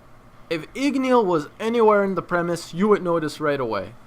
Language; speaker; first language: English; native; English